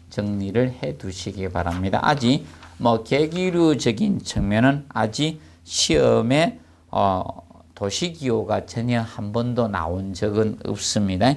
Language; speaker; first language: Korean; native; Korean